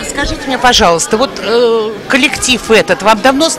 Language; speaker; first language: Russian; native; Russian